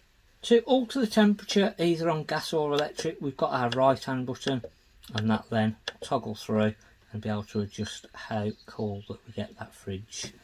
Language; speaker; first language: English; native; English